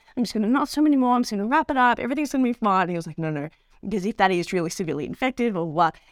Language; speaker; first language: English; native; English